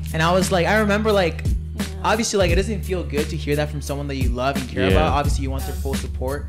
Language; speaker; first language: English; early bilingual, other home language; Spanish